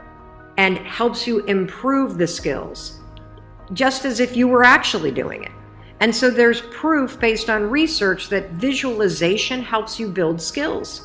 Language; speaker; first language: English; native; English